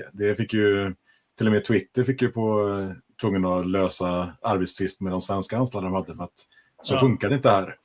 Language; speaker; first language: Swedish; native; Swedish